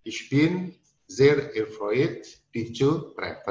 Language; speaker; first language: German; non-native, fluent; Indonesian